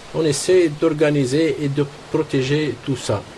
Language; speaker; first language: French; non-native, local second language; Arabic